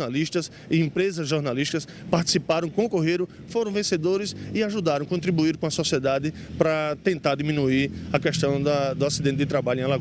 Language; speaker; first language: Portuguese; native; Portuguese